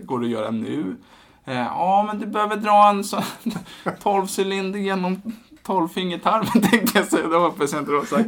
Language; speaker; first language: Swedish; native; Swedish